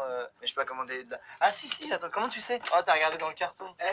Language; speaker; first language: French; native; French